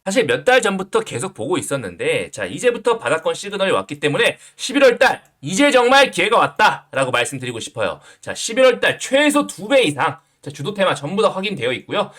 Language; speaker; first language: Korean; native; Korean